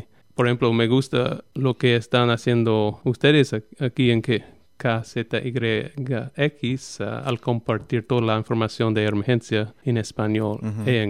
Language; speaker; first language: Spanish; non-native, fluent; English